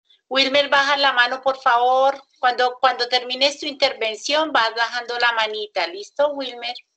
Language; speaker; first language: Spanish; native; Spanish